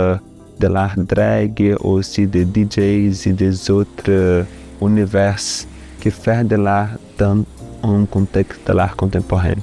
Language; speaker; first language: French; non-native, fluent; Portuguese